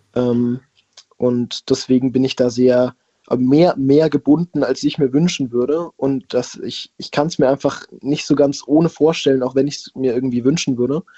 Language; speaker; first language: German; native; German